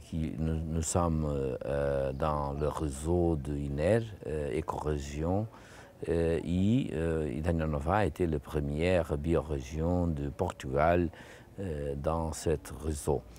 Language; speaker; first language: French; non-native, fluent; Portuguese